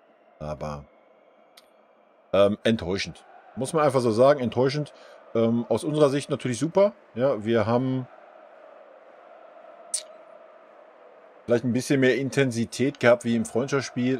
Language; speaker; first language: German; native; German